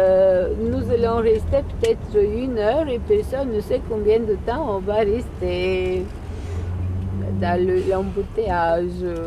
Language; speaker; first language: French; non-native, fluent; Russian